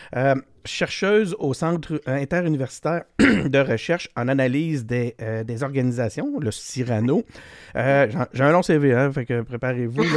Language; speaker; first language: French; native; French